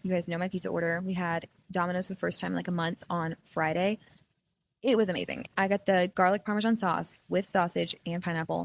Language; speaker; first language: English; native; English